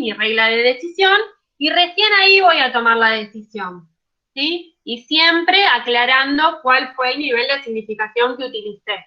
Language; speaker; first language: Spanish; native; Spanish